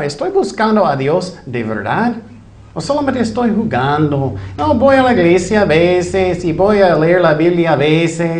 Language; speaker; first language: Spanish; non-native, fluent; English